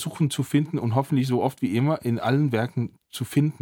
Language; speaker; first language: German; non-native, fluent; Danish